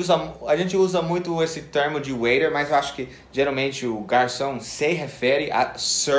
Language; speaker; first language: Portuguese; non-native, fluent; English